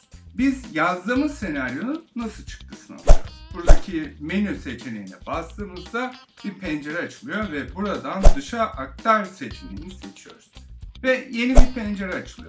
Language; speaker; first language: Turkish; native; Turkish